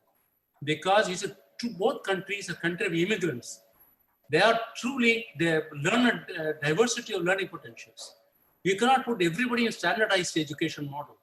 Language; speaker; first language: English; non-native, local second language; Tamil